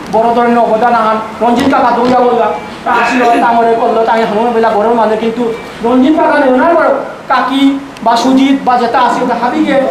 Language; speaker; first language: Bangla; non-native, local second language; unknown